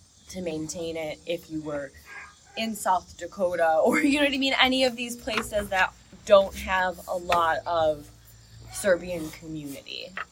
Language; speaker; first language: English; early bilingual, other home language; Serbian